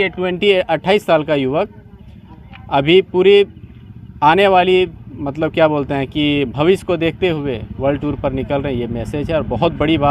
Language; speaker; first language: Hindi; native; Hindi